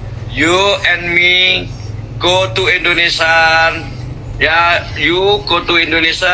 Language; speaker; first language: English; non-native, learner; Javanese